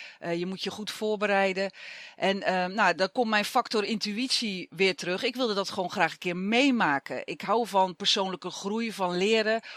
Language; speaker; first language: Dutch; native; Dutch